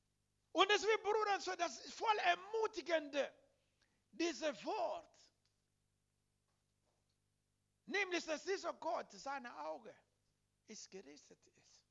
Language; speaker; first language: German; non-native, learner; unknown